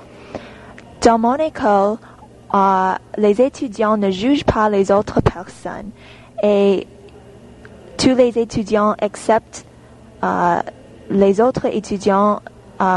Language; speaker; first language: French; non-native, learner; English